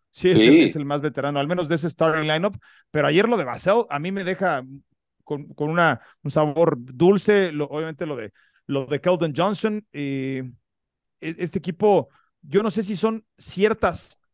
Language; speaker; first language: Spanish; native; Spanish